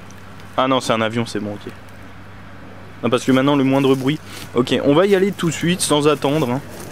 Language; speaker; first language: French; native; French